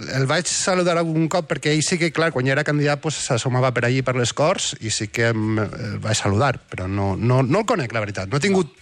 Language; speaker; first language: Catalan; native; Catalan